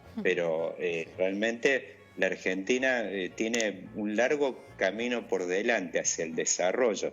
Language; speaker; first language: Spanish; native; Spanish